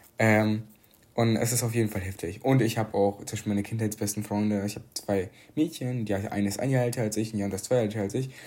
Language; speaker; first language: German; early bilingual, other home language; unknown